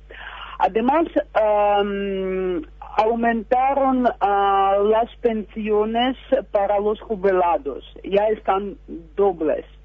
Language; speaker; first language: Spanish; non-native, fluent; Russian